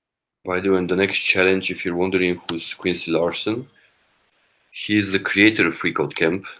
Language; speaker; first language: English; non-native, fluent; Korean